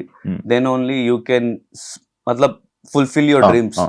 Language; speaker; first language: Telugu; non-native, learner; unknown